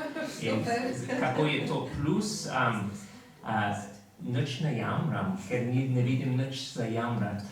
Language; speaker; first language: Slovenian; non-native, fluent; English